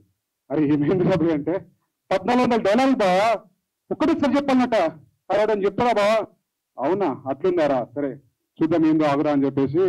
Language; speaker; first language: Telugu; native; Telugu